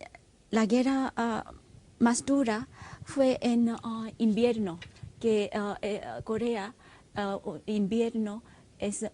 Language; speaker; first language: Spanish; non-native, fluent; Korean